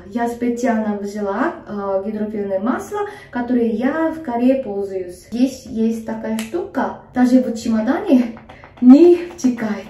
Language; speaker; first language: Russian; non-native, fluent; Korean